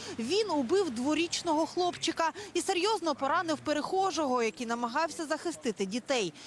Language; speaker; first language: Ukrainian; native; Ukrainian